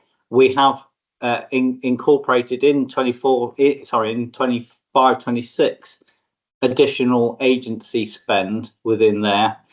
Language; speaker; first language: English; native; English